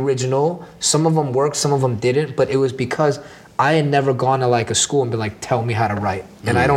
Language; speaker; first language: English; native; English